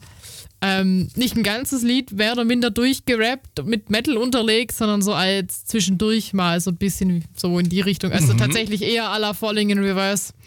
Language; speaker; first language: German; native; German